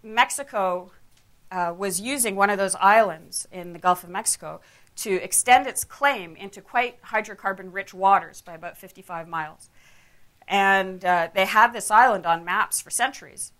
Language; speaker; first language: English; native; English